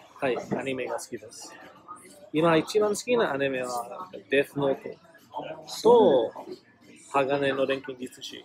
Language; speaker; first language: Japanese; non-native, learner; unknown